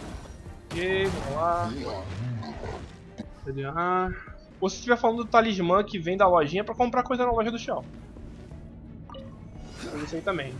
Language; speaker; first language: Portuguese; native; Portuguese